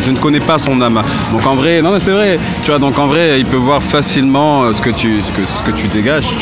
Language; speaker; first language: French; native; French